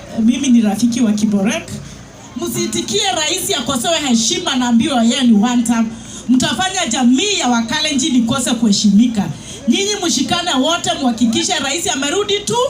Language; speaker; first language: Swahili; non-native, local second language; Kikuyu